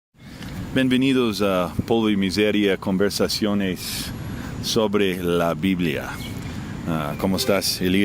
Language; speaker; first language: Spanish; non-native, fluent; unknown